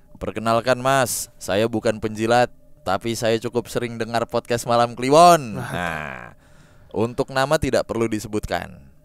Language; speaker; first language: Indonesian; native; Indonesian